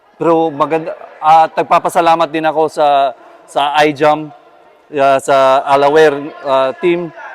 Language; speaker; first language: Filipino; non-native, local second language; Cebuano